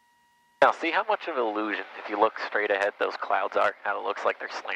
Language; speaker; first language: English; native; English